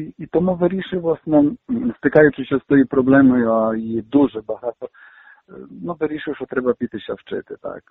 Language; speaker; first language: Ukrainian; early bilingual, heritage; Ukrainian